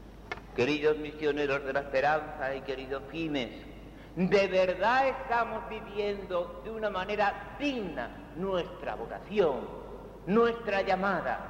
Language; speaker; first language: Spanish; native; Spanish